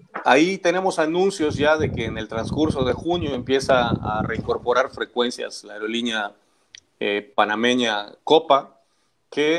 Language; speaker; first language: Spanish; native; Spanish